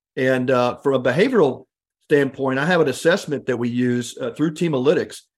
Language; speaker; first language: English; native; English